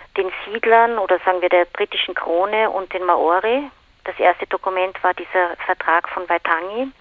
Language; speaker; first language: German; native; German